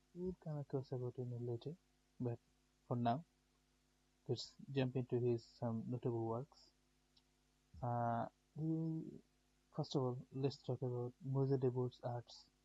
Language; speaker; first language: English; non-native, local second language; Bangla